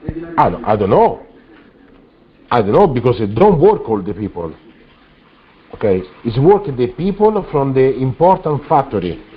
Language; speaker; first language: English; non-native, learner; Italian